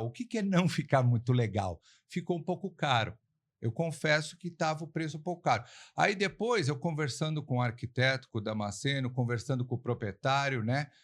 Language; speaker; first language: Portuguese; native; Portuguese